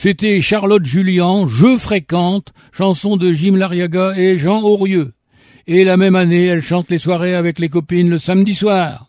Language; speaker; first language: French; native; French